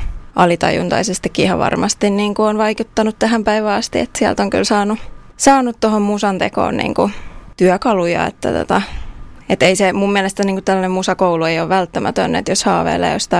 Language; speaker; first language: Finnish; native; Finnish